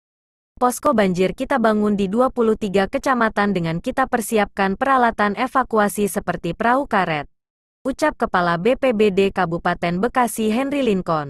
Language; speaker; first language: Indonesian; native; Indonesian